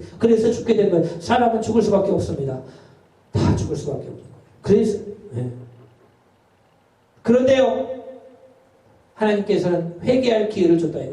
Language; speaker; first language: Korean; native; Korean